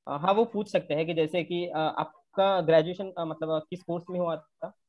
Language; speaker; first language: Hindi; non-native, local second language; Marathi